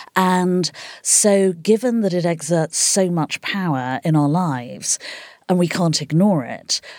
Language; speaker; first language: English; native; English